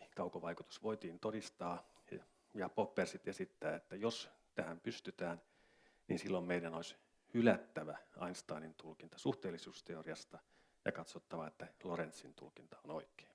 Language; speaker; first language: Finnish; native; Finnish